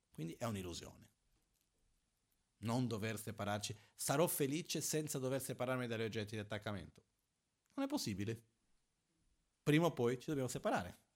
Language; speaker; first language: Italian; non-native, fluent; Portuguese